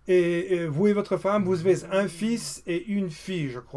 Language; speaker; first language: French; non-native, fluent; English